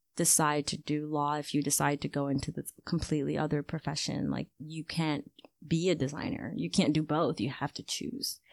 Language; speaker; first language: English; early bilingual, other home language; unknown